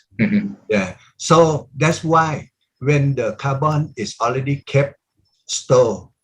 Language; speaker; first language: English; non-native, learner; Thai